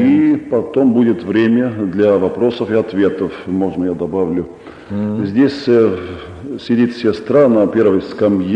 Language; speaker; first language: Russian; non-native, local second language; Estonian